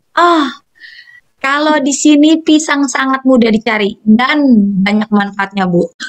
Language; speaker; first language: Indonesian; native; Indonesian